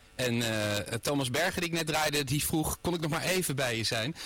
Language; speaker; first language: Dutch; native; Dutch